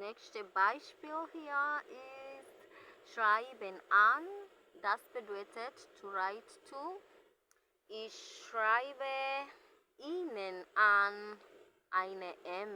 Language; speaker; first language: German; non-native, learner; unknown